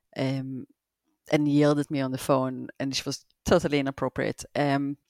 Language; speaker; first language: English; non-native, fluent; Hebrew